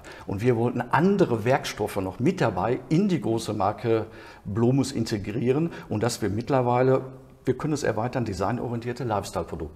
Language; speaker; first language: German; native; German